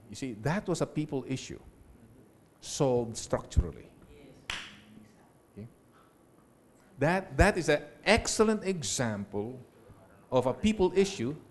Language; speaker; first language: English; non-native, local second language; Filipino